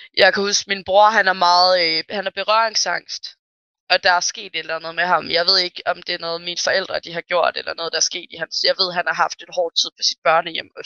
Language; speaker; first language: Danish; early bilingual, other home language; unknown